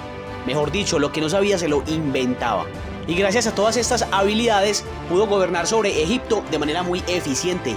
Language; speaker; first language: Spanish; native; Spanish